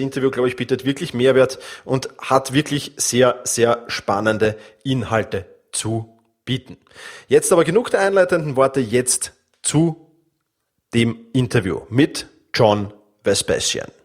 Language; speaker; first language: German; native; German